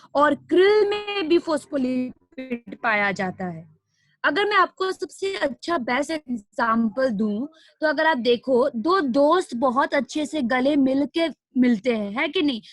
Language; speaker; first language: Hindi; non-native, local second language; Nepali